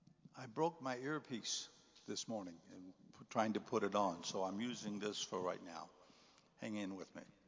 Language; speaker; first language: English; native; English